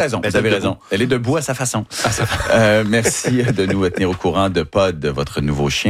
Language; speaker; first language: French; native; French